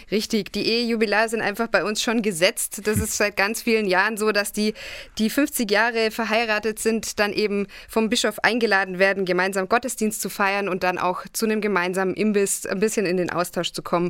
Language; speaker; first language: German; native; German